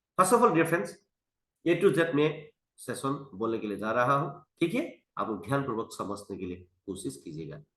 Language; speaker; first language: Hindi; non-native, local second language; Assamese